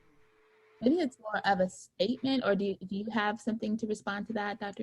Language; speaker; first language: English; native; English